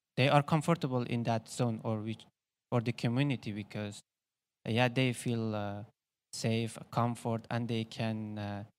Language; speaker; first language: English; non-native, learner; Persian